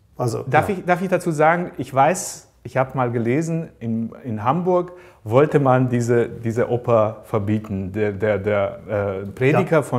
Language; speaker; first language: German; native; German